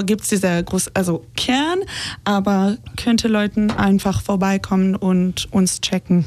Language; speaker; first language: German; non-native, fluent; Hebrew